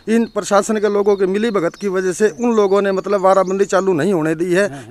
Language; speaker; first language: Hindi; native; Hindi